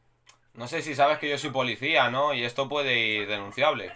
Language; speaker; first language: Spanish; native; Spanish